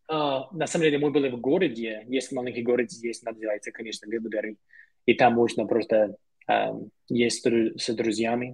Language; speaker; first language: Russian; non-native, learner; English